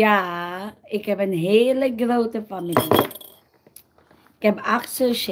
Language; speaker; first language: Dutch; non-native, fluent; Filipino